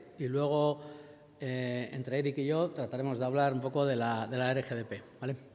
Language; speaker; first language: Spanish; native; Spanish